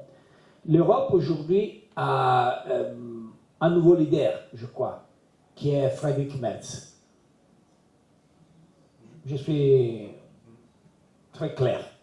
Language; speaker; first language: French; non-native, learner; Italian